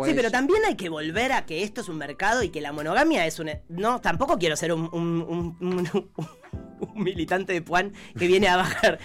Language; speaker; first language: Spanish; native; Spanish